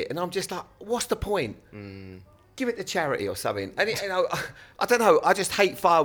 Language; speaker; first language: English; native; English